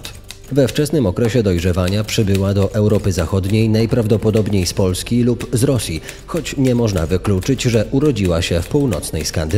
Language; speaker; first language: Polish; native; Polish